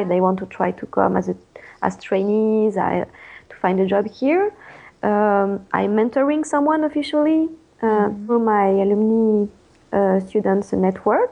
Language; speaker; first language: English; non-native, fluent; French